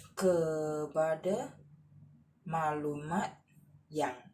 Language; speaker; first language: Malay; non-native, local second language; Chinese